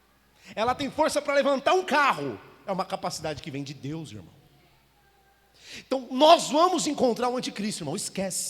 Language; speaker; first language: Portuguese; native; Portuguese